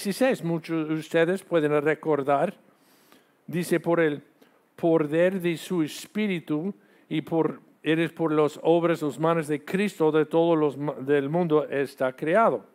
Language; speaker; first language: Spanish; non-native, fluent; English